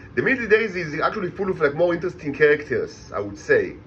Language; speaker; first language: English; non-native, fluent; Hebrew